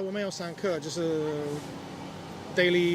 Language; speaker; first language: Chinese; non-native, learner; English